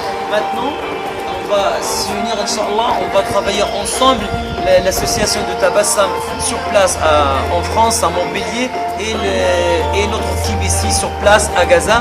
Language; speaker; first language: French; non-native, fluent; Arabic